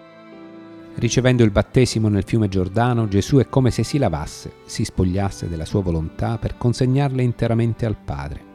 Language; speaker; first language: Italian; native; Italian